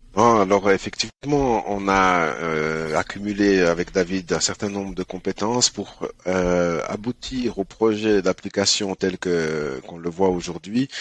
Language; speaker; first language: French; early bilingual, other home language; Haitian Creole